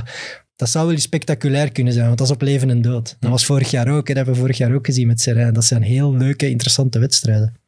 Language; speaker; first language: Dutch; native; Dutch